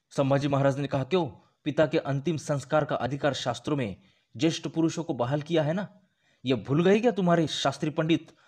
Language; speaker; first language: Hindi; non-native, local second language; Marathi